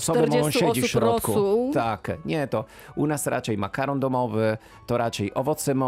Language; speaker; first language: Polish; non-native, fluent; Italian